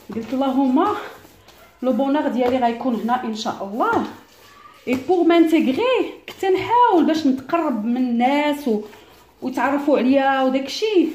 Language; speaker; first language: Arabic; early bilingual, heritage; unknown